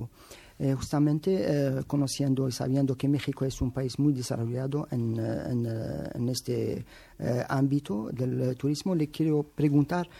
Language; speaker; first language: Spanish; non-native, fluent; Arabic